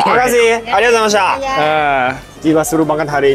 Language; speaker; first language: Indonesian; non-native, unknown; Japanese